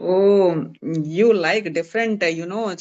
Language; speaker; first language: English; non-native, learner; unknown